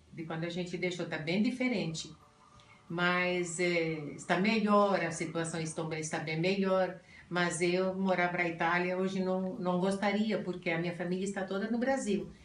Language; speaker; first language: Portuguese; non-native, fluent; Italian